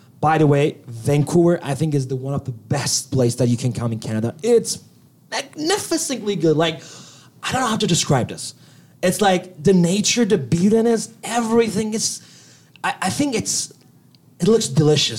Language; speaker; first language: English; non-native, fluent; Turkish